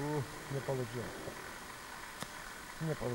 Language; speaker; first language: Russian; non-native, local second language; Latvian